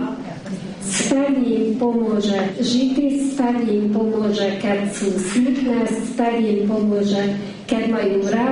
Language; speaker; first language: Slovak; early bilingual, heritage; Slovak